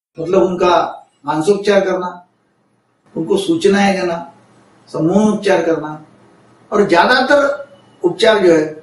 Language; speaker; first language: Hindi; non-native, local second language; Marathi